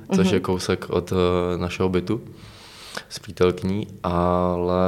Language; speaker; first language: Czech; native; Czech